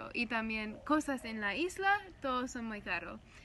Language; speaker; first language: Spanish; non-native, learner; English